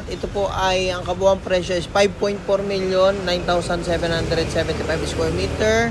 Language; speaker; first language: Filipino; native; Filipino